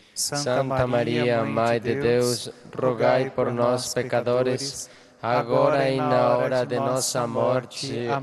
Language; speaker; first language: Portuguese; non-native, learner; Spanish